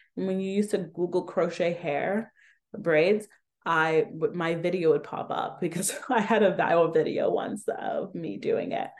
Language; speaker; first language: English; native; English